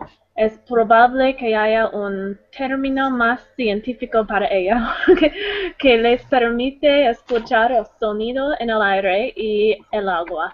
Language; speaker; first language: Spanish; non-native, learner; English